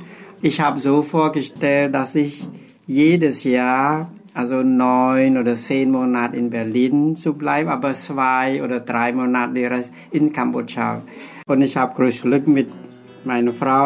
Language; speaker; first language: German; non-native, fluent; Khmer